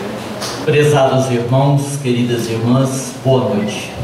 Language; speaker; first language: Portuguese; native; Portuguese